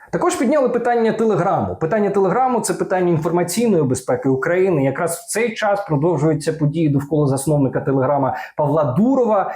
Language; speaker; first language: Ukrainian; non-native, local second language; Russian